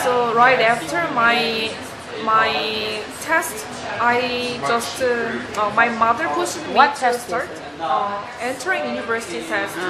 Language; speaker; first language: English; non-native, learner; Korean